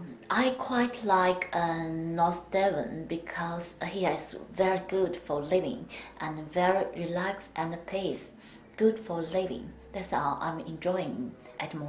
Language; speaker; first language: English; non-native, learner; Chinese